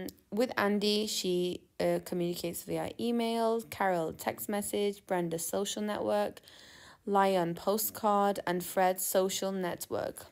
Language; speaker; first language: English; non-native, fluent; Turkish